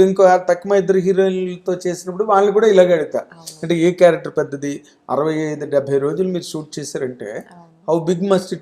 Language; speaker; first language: Telugu; native; Telugu